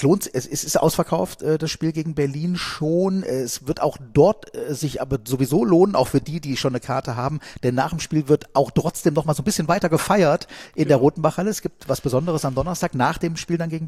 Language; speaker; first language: German; native; German